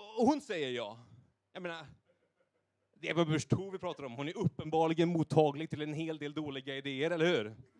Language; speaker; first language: Swedish; native; Swedish